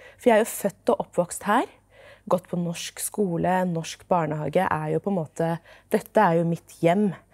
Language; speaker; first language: Norwegian; native; Norwegian